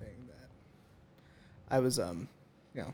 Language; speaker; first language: English; native; English